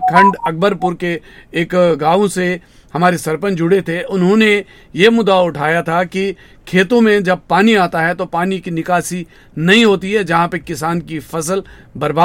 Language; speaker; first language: Hindi; native; Hindi